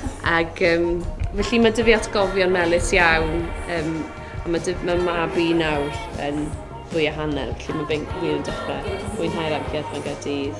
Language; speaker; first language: Welsh; native; Welsh